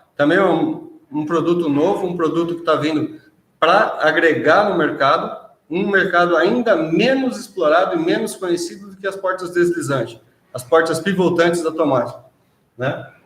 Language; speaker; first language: Portuguese; native; Portuguese